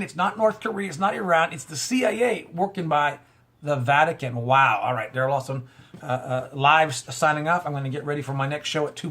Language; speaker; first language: English; native; English